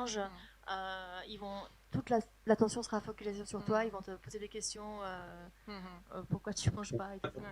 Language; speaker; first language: French; native; French